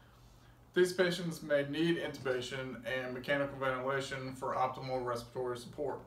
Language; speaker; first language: English; native; English